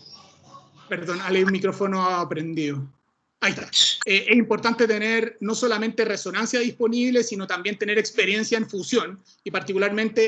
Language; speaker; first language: Spanish; native; Spanish